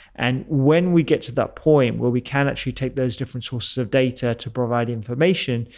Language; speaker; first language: English; native; English